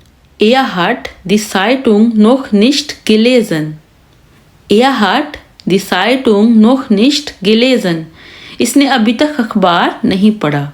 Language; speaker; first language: German; non-native, learner; Urdu